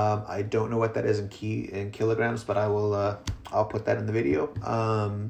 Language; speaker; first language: English; native; English